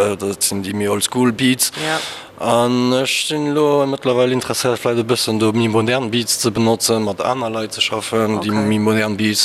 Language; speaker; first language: Luxembourgish; early bilingual, other home language; Portuguese